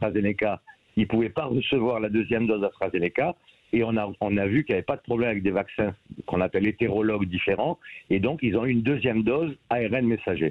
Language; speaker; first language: French; native; French